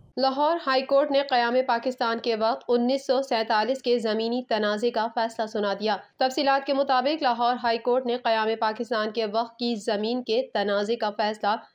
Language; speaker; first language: Urdu; native; Urdu